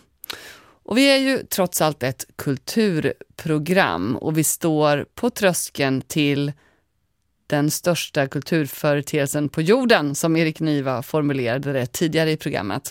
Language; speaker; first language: Swedish; native; Swedish